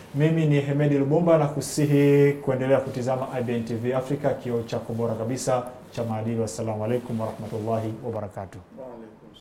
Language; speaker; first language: Swahili; native; Swahili